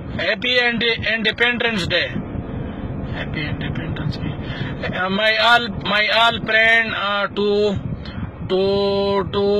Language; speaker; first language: English; non-native, learner; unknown